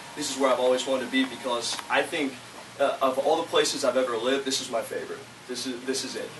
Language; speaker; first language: English; native; English